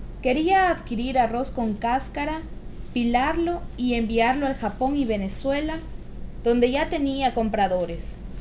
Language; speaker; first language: Spanish; native; Spanish